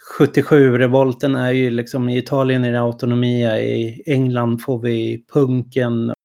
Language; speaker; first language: Swedish; native; Swedish